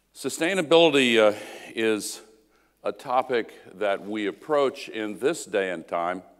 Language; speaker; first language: English; native; English